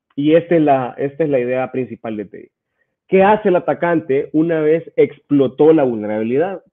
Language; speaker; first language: Spanish; native; Spanish